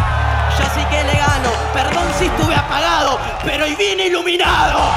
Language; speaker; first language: Spanish; native; Spanish